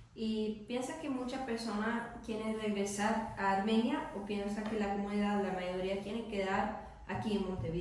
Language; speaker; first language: Spanish; non-native, learner; English